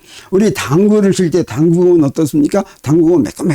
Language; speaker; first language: Korean; native; Korean